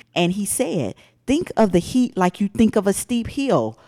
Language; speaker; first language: English; native; English